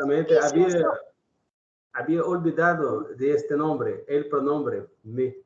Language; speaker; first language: Spanish; non-native, learner; Portuguese